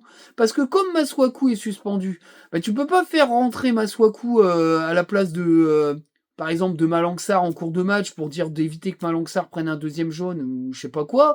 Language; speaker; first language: French; native; French